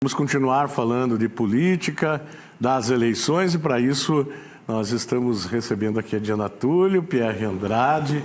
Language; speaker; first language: Portuguese; native; Portuguese